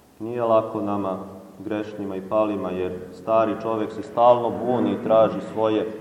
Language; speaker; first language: Serbian; native; Serbian